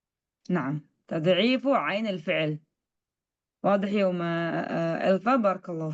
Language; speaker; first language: Arabic; non-native, fluent; Indonesian